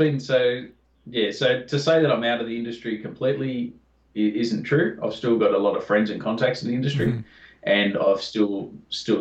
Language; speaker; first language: English; native; English